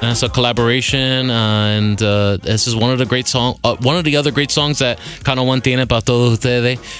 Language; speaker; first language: English; early bilingual, other home language; Spanish